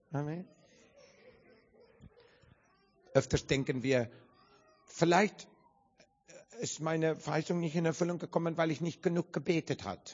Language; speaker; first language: German; non-native, learner; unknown